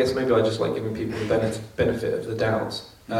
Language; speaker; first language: English; native; English